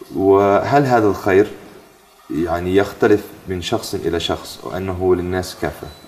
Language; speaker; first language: Arabic; non-native, fluent; English